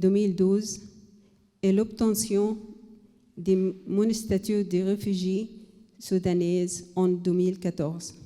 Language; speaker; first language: French; non-native, learner; Arabic